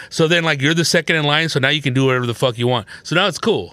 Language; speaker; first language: English; early bilingual, other home language; Spanish